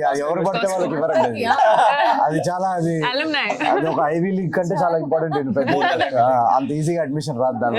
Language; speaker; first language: Telugu; native; Telugu